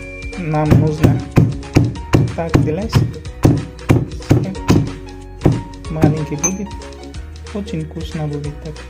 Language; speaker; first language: Russian; non-native, learner; Hindi